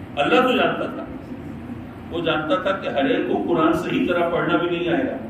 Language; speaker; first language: Urdu; native; Urdu